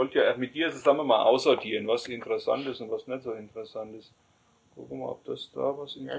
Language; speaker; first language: German; native; German